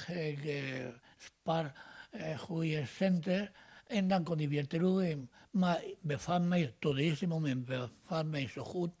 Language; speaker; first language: Dutch; non-native, learner; Spanish